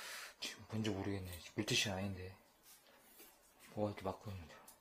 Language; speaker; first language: Korean; native; Korean